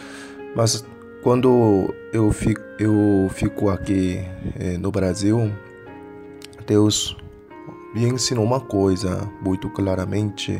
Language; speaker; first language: Portuguese; non-native, fluent; Korean